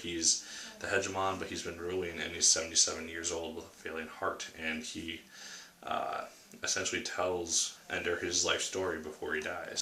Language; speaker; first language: English; native; English